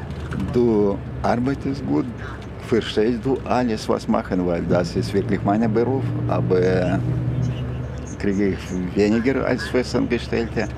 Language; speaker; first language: German; non-native, learner; Ukrainian